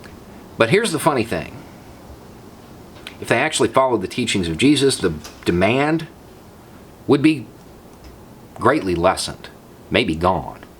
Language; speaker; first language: English; native; English